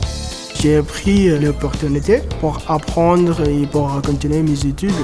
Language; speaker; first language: French; non-native, fluent; Arabic